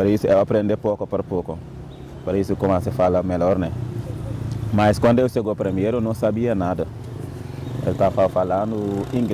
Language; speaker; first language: Portuguese; non-native, learner; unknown